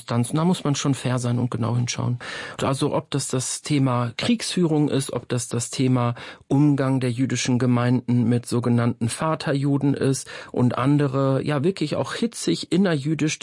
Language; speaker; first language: German; native; German